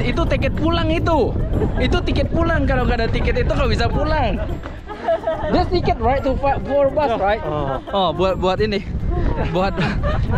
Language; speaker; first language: Indonesian; native; Indonesian